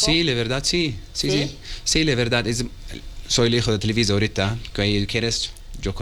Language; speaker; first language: Spanish; non-native, learner; Arabic